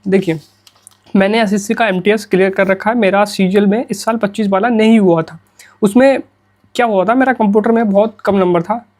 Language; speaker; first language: Hindi; native; Hindi